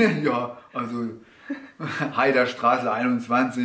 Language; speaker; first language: German; native; German